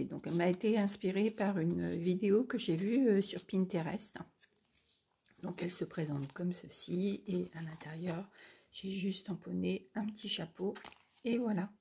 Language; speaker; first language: French; native; French